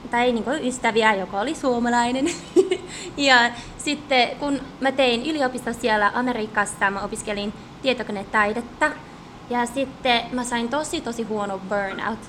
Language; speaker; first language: Finnish; early bilingual, heritage; English